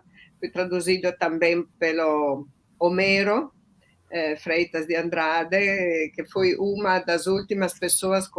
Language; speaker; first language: Portuguese; non-native, fluent; Italian